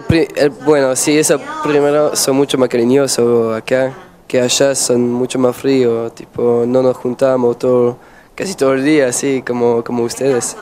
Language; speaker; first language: Spanish; non-native, fluent; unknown